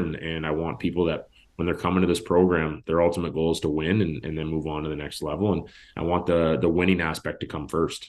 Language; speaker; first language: English; native; English